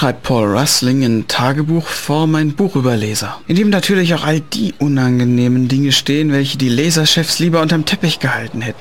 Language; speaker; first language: German; native; German